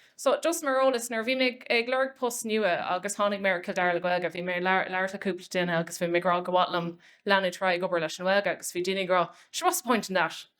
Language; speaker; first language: Irish; non-native, local second language; English